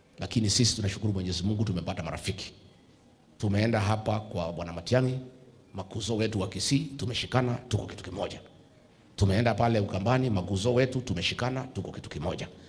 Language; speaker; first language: Swahili; non-native, local second language; Kikuyu